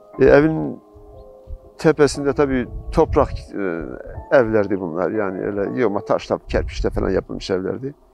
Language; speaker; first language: Turkish; non-native, local second language; Zaza